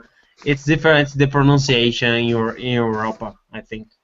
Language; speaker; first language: English; non-native, learner; Portuguese